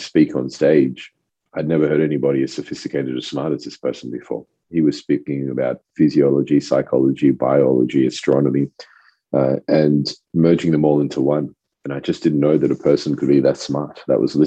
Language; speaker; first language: English; non-native, local second language; French